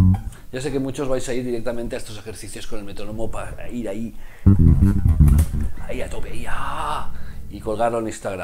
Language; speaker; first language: Spanish; native; Spanish